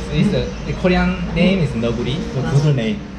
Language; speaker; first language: English; non-native, learner; Korean